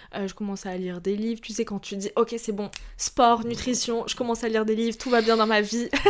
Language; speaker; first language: French; early bilingual, other home language; Arabic